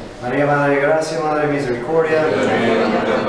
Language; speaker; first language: Spanish; non-native, fluent; English